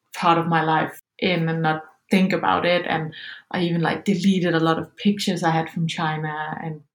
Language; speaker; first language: English; non-native, fluent; Danish